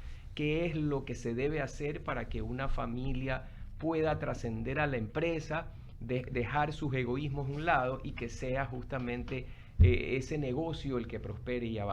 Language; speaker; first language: Spanish; native; Spanish